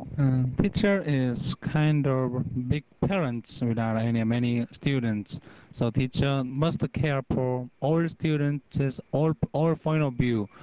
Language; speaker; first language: English; non-native, learner; Korean